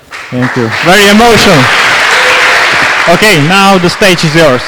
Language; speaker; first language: English; non-native, fluent; Czech